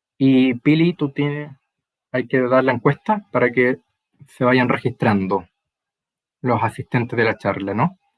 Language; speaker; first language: Spanish; native; Spanish